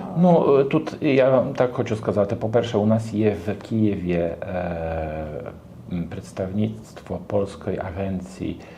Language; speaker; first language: Ukrainian; non-native, learner; Polish